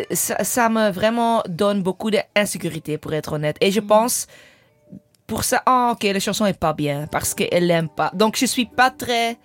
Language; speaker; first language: French; non-native, learner; English